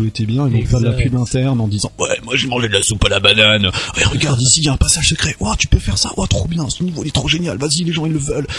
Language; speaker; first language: French; native; French